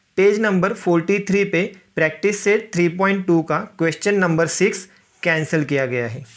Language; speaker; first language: Hindi; non-native, local second language; Marathi